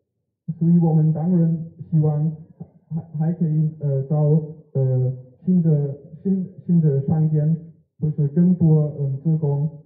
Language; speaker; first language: Chinese; non-native, learner; German